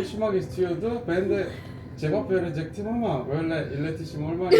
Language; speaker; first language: Turkish; non-native, fluent; Korean